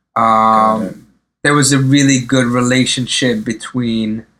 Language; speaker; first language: English; early bilingual, other home language; Arabic